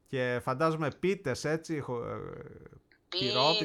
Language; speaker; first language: Greek; native; Greek